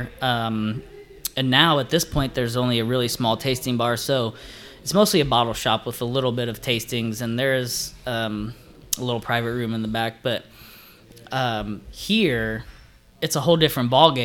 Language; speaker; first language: English; native; English